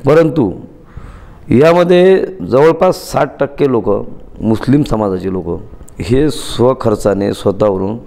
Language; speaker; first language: Hindi; non-native, local second language; Marathi